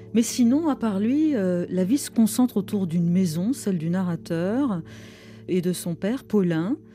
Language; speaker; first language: French; native; French